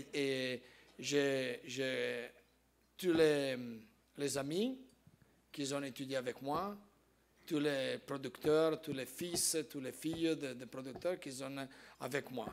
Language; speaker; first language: French; non-native, fluent; Italian